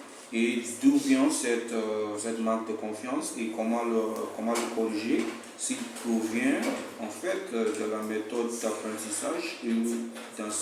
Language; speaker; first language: French; non-native, fluent; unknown